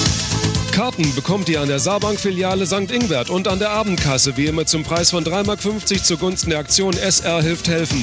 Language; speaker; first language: German; native; German